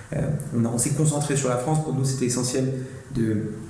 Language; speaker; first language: French; native; French